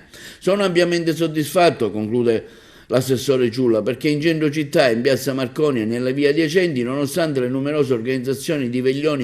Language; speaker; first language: Italian; native; Italian